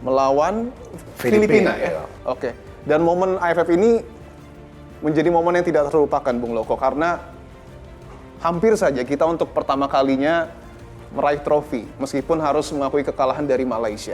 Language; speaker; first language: Indonesian; native; Indonesian